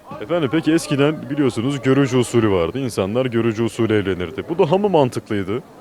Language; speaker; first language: Turkish; native; Turkish